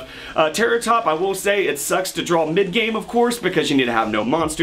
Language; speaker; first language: English; native; English